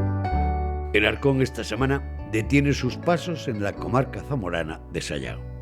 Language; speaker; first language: Spanish; native; Spanish